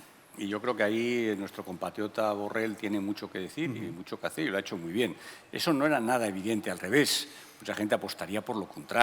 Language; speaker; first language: Spanish; native; Spanish